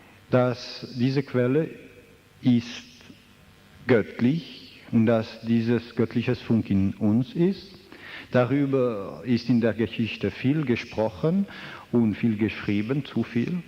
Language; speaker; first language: German; non-native, fluent; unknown